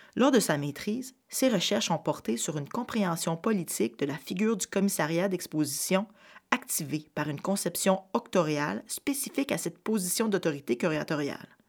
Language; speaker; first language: French; native; French